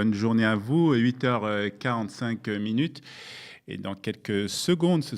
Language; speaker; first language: French; native; French